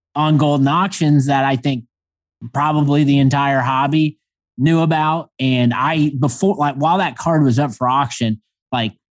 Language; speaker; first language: English; native; English